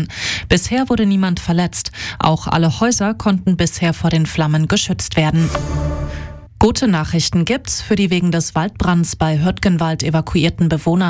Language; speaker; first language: German; native; German